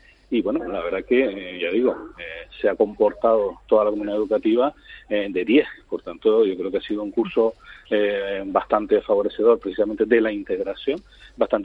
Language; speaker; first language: Spanish; native; Spanish